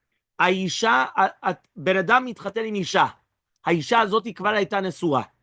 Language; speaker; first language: Hebrew; non-native, fluent; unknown